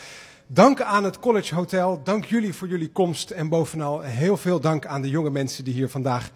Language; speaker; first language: Dutch; native; Dutch